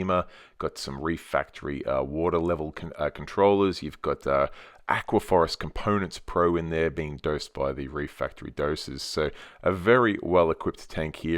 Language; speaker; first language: English; native; English